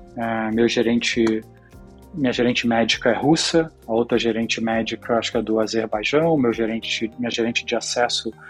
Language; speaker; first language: Portuguese; native; Portuguese